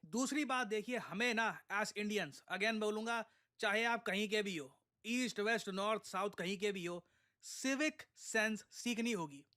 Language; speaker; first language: Hindi; native; Hindi